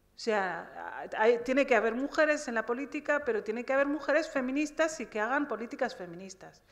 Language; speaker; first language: Spanish; early bilingual, other home language; Riffian